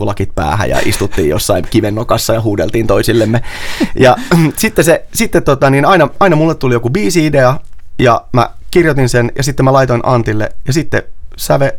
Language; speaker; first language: Finnish; native; Finnish